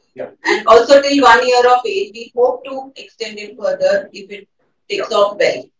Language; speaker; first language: English; non-native, local second language; Marathi